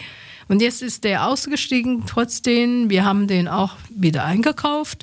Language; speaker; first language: German; non-native, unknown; Chinese